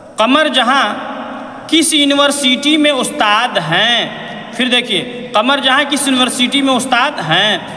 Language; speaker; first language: Urdu; native; Urdu